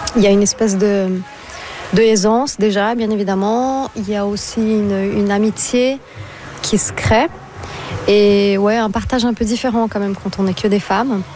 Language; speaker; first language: French; non-native, fluent; Portuguese